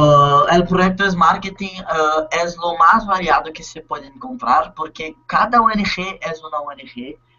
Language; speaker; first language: Spanish; non-native, learner; Portuguese